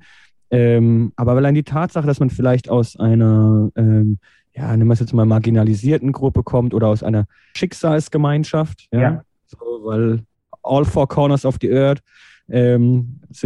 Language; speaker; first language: German; native; German